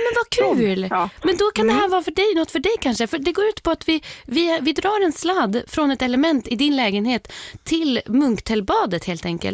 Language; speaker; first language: Swedish; native; Swedish